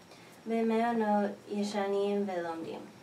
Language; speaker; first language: Hebrew; non-native, learner; English